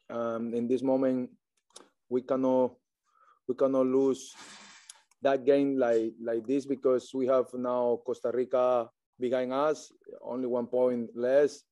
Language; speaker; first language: English; non-native, learner; Spanish